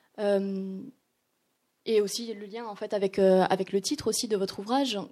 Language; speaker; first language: French; native; French